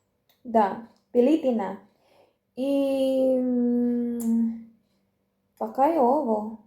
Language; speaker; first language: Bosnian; non-native, learner; Filipino